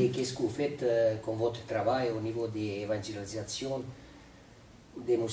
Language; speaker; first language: French; non-native, fluent; Serbian